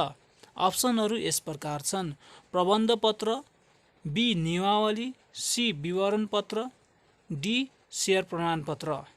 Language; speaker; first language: Nepali; native; Nepali